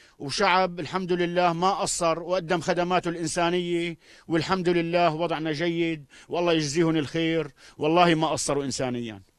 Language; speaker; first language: Arabic; native; Arabic